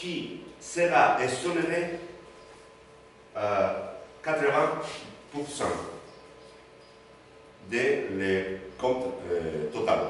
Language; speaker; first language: French; non-native, learner; Spanish